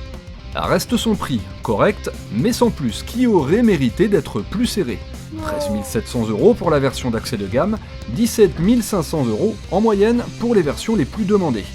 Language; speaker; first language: French; native; French